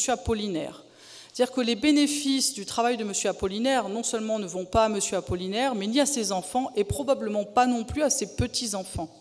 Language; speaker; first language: French; native; French